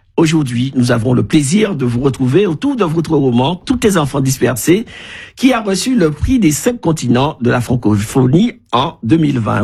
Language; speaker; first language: French; native; French